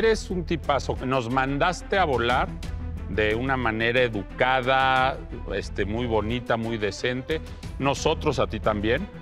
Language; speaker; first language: Spanish; native; Spanish